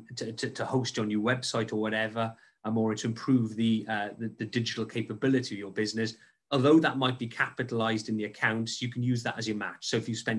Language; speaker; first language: English; native; English